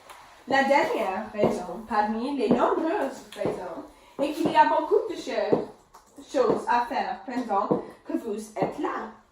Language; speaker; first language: French; non-native, learner; English